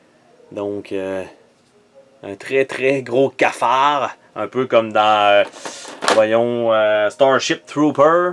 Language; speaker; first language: French; native; French